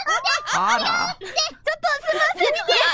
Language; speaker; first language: Japanese; native; Japanese